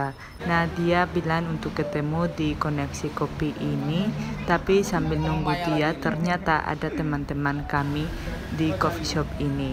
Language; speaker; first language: Indonesian; non-native, fluent; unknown